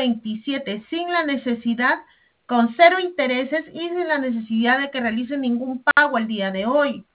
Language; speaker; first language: Spanish; native; Spanish